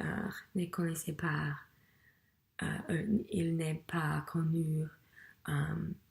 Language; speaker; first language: French; non-native, learner; English